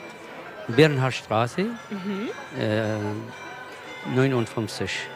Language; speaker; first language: German; non-native, learner; Kurdish